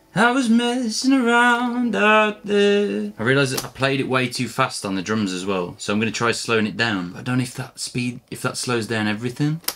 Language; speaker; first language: English; native; English